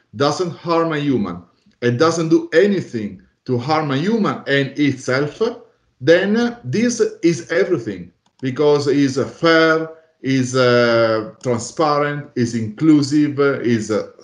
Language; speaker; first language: English; non-native, fluent; Italian